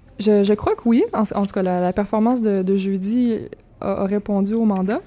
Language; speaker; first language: French; native; French